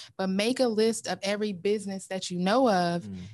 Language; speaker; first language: English; native; English